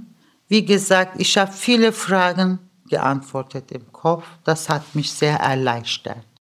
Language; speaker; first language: German; early bilingual, other home language; Turkish